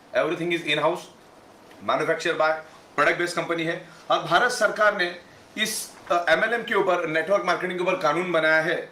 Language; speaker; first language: Hindi; non-native, local second language; Gujarati